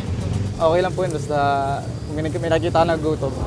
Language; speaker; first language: Filipino; native; Filipino